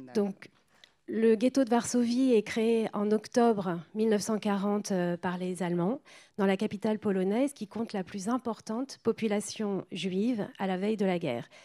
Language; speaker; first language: French; native; French